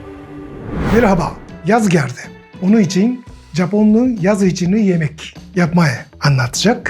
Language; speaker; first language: Turkish; non-native, learner; Japanese